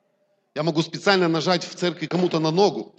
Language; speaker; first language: Polish; non-native, learner; Russian